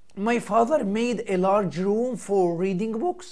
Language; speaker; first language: English; non-native, fluent; Arabic